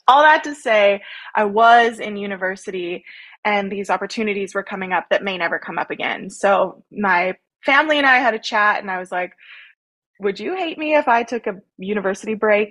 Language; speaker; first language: English; native; English